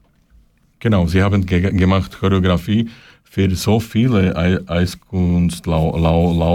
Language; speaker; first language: German; non-native, learner; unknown